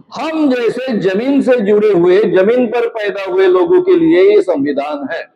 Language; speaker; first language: Hindi; non-native, local second language; Marathi